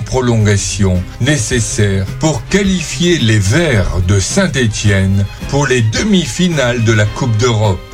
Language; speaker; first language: French; native; French